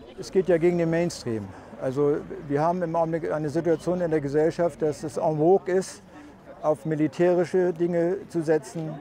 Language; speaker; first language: German; native; German